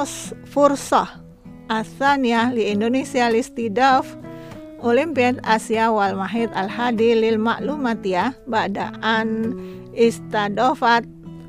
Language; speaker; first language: Arabic; non-native, fluent; Indonesian